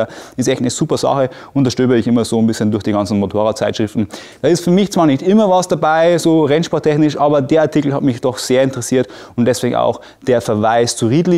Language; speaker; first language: German; native; German